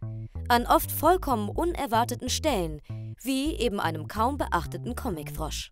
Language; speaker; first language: German; native; German